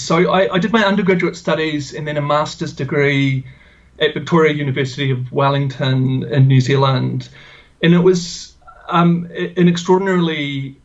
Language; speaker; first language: English; native; English